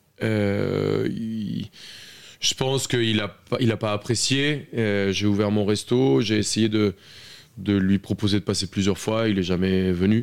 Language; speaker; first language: French; non-native, fluent; Spanish